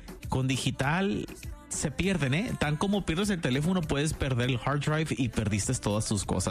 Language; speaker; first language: Spanish; early bilingual, heritage; Spanish